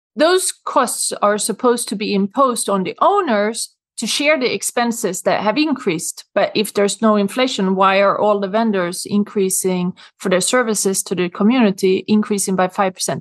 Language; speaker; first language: English; non-native, fluent; Swedish